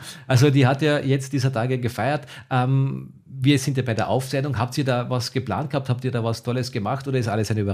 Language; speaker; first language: German; native; German